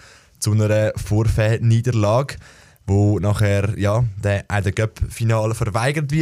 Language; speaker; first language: German; native; German